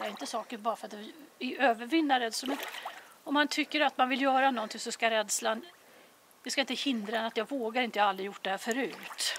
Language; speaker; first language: Swedish; native; Swedish